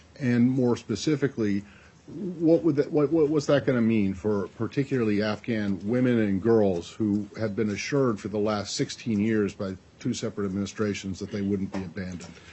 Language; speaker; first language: English; native; English